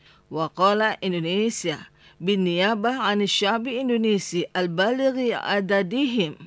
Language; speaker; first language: Arabic; non-native, fluent; Indonesian